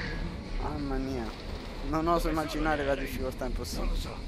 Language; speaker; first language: Italian; native; Italian